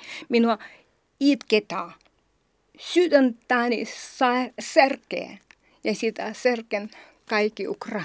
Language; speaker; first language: Finnish; non-native, learner; Ukrainian